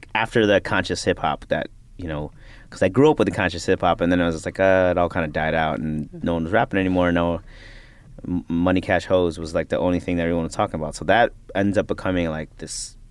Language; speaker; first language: English; native; English